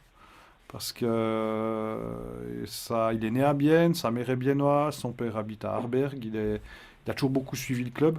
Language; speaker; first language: French; native; French